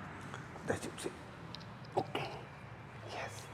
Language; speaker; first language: Vietnamese; non-native, learner; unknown